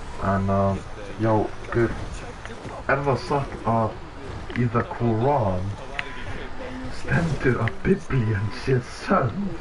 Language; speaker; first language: Icelandic; early bilingual, heritage; Icelandic